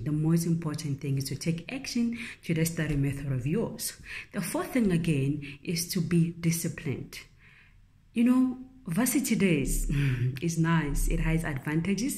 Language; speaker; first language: English; non-native, local second language; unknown